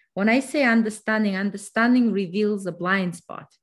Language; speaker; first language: English; non-native, fluent; Kazakh